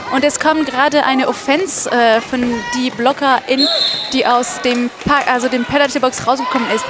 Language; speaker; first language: German; non-native, fluent; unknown